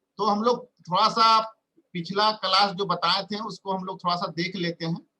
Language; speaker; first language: Hindi; native; Hindi